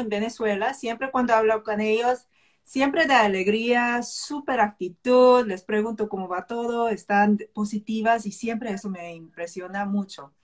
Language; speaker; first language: Spanish; non-native, fluent; Korean